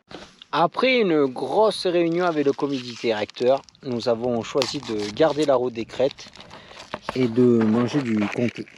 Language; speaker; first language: French; native; French